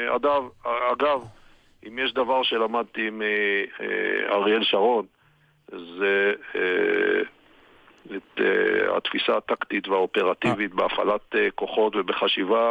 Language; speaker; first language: Hebrew; native; Hebrew